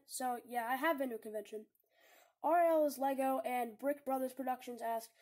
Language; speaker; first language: English; native; English